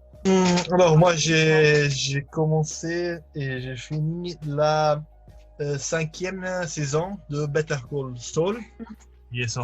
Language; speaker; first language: French; non-native, learner; Italian